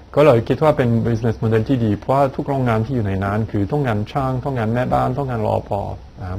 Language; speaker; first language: Thai; non-native, fluent; French